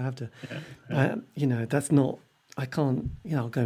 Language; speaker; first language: English; native; English